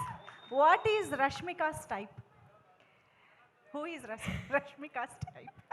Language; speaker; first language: Telugu; native; Telugu